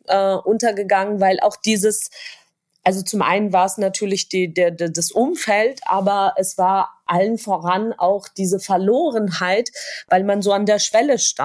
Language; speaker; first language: German; non-native, fluent; Georgian